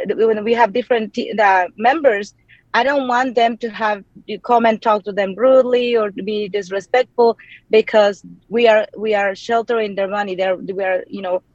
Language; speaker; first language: English; non-native, fluent; Spanish